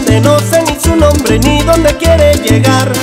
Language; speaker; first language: Spanish; native; Spanish